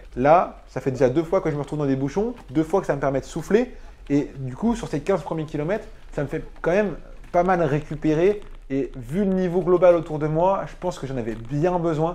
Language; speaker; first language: French; native; French